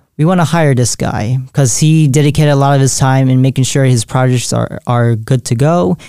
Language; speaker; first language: English; native; English